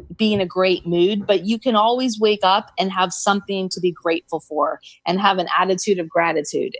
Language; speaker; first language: English; native; English